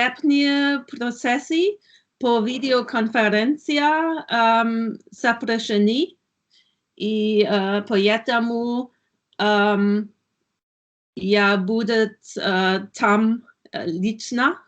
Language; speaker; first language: Russian; non-native, learner; German